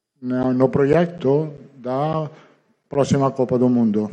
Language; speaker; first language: Portuguese; non-native, learner; Italian